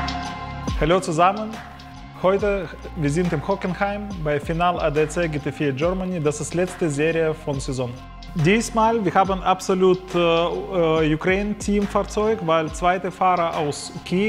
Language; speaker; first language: German; non-native, learner; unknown